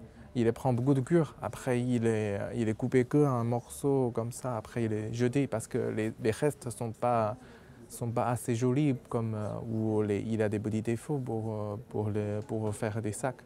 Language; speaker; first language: French; non-native, local second language; Chinese